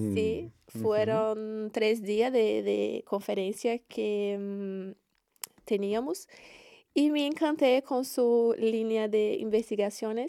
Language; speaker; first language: Spanish; non-native, learner; Portuguese